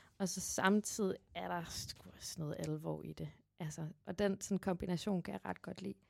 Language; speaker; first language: Danish; native; Danish